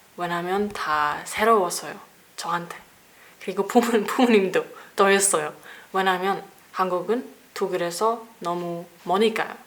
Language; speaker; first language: Korean; non-native, learner; German